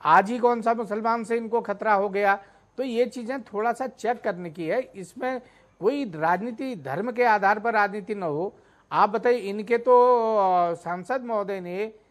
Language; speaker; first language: Hindi; native; Hindi